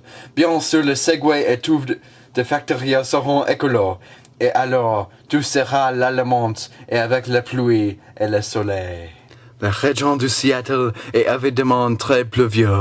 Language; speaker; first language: French; non-native, learner; English